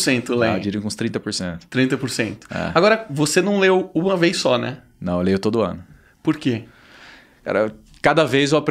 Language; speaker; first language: Portuguese; native; Portuguese